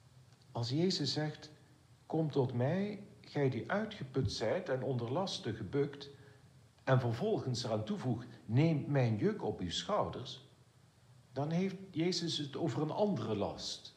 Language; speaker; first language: Dutch; native; Dutch